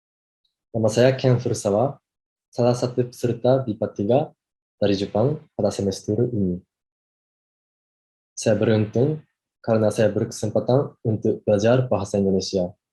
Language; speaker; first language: Indonesian; non-native, fluent; Japanese